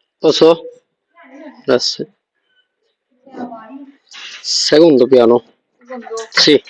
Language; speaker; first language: Italian; non-native, learner; Bangla